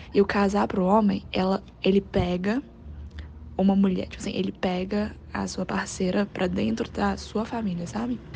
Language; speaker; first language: Portuguese; non-native, fluent; Chinese